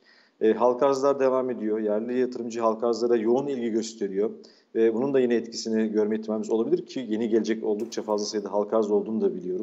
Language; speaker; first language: Turkish; native; Turkish